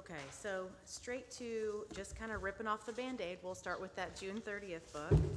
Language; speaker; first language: English; native; English